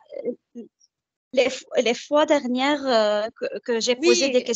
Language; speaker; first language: French; non-native, learner; Arabic